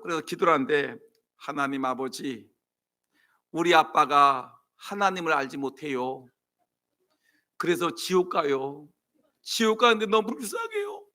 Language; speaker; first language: Korean; native; Korean